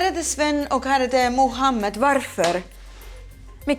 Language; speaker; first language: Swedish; non-native, fluent; Estonian